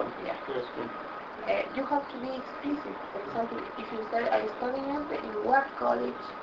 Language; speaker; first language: English; non-native, local second language; Spanish